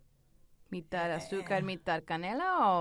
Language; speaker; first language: Spanish; early bilingual, heritage; English